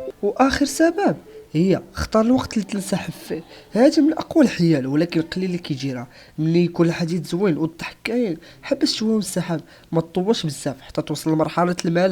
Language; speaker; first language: Arabic; native; Arabic